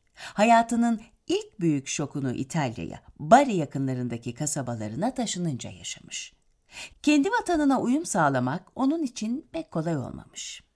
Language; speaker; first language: Turkish; native; Turkish